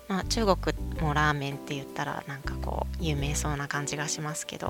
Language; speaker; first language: Japanese; native; Japanese